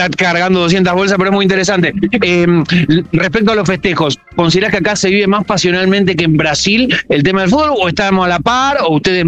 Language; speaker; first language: Spanish; native; Spanish